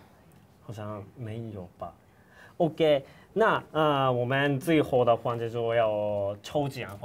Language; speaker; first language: Chinese; non-native, fluent; Japanese